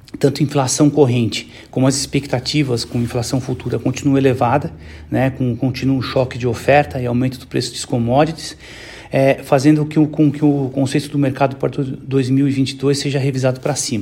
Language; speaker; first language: Portuguese; native; Portuguese